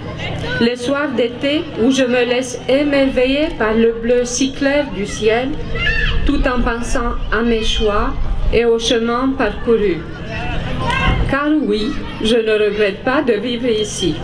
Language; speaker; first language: French; non-native, fluent; Romanian